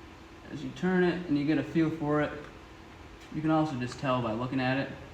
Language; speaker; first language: English; native; English